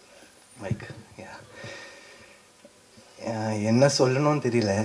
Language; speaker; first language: Tamil; non-native, learner; Malayalam